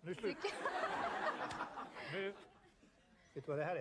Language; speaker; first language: Swedish; native; Swedish